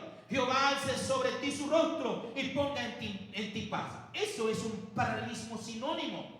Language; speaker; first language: Spanish; native; Spanish